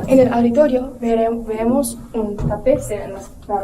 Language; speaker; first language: Spanish; non-native, local second language; Low German